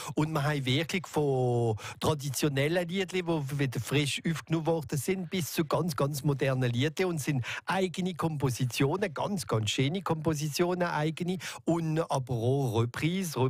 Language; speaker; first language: German; non-native, local second language; French